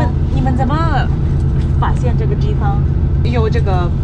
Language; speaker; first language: Chinese; non-native, learner; Russian